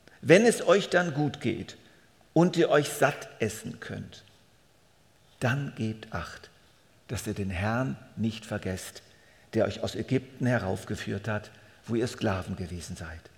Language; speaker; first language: German; native; German